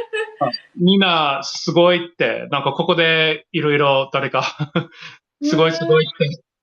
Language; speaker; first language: Japanese; non-native, learner; English